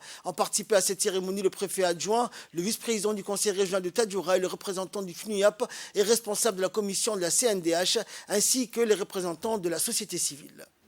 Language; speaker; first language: French; native; French